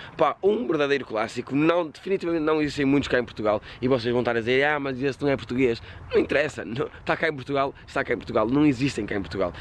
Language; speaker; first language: Portuguese; native; Portuguese